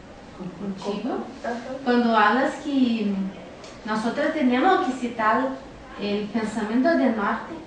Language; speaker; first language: Spanish; non-native, learner; Portuguese